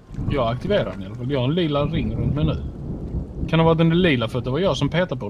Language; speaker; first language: Swedish; native; Swedish